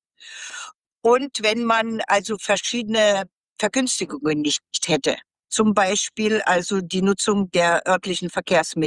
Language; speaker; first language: German; native; German